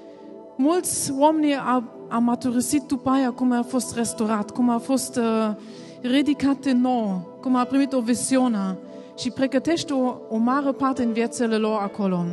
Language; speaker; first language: Romanian; non-native, learner; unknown